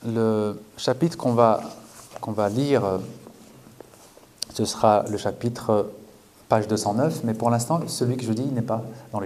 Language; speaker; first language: French; native; French